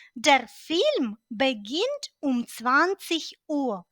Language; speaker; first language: German; non-native, fluent; Ukrainian